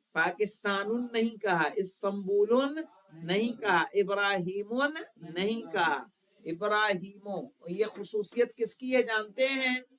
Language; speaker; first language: Urdu; native; Urdu